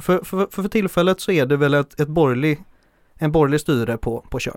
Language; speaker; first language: Swedish; native; Swedish